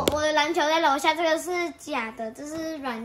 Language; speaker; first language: Chinese; native; Chinese